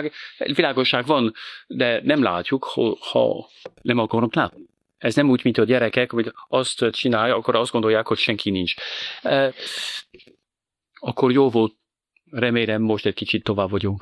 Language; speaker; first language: Hungarian; non-native, fluent; French